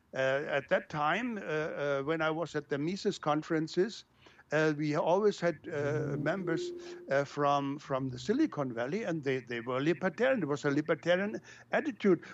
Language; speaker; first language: English; non-native, fluent; German